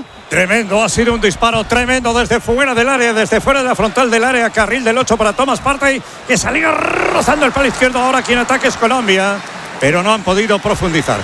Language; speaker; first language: Spanish; native; Spanish